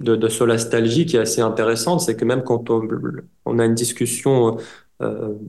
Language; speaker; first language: French; native; French